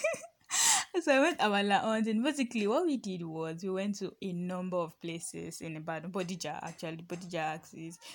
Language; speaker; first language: English; non-native, local second language; Yoruba